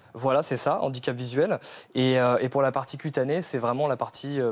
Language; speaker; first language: French; native; French